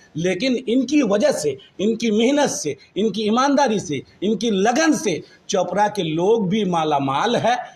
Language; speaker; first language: Hindi; non-native, local second language; Bangla